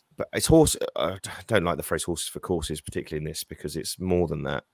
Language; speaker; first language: English; native; English